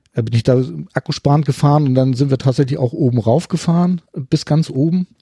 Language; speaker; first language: German; native; German